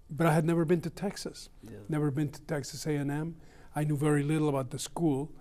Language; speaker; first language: English; early bilingual, other home language; Spanish